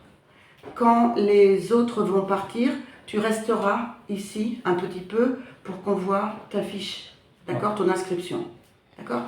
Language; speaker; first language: French; native; French